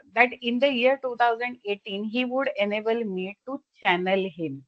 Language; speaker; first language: English; non-native, local second language; Marathi